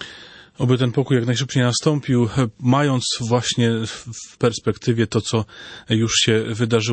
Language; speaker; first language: Polish; native; Polish